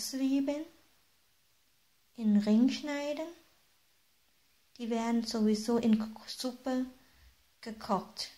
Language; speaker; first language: German; non-native, fluent; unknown